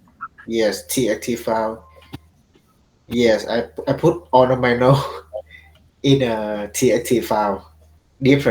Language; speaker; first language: English; non-native, learner; Vietnamese